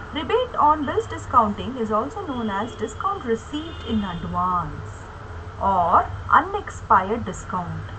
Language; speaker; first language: English; non-native, local second language; Kannada